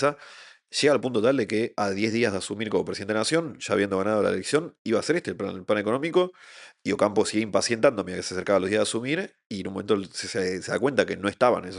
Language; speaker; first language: Spanish; native; Spanish